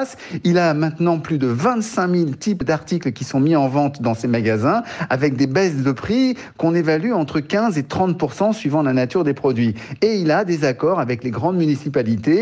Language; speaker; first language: French; native; French